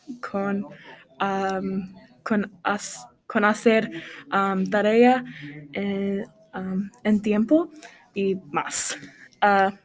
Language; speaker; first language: Spanish; non-native, learner; English